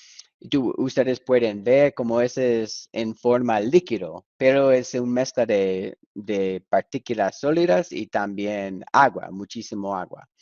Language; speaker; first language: Spanish; non-native, fluent; English